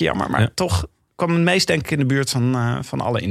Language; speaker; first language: Dutch; native; Dutch